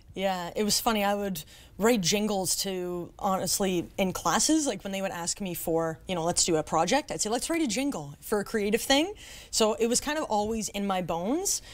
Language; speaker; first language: English; native; English